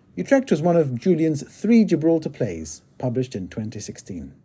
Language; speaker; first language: English; native; English